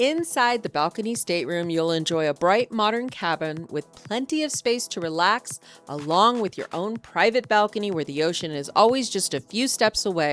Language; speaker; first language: English; native; English